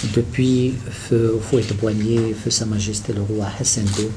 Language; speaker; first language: French; non-native, local second language; Arabic